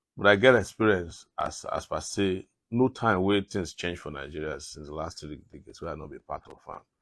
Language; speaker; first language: Nigerian Pidgin; non-native, local second language; Yoruba